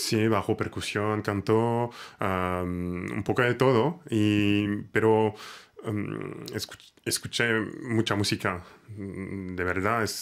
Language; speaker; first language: Spanish; non-native, fluent; French